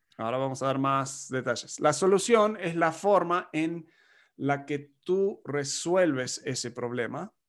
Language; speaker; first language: Spanish; non-native, fluent; English